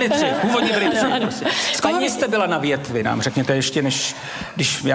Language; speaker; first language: Czech; native; Czech